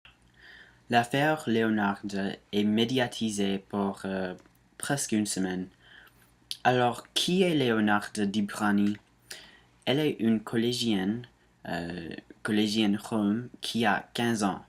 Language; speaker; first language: French; non-native, learner; English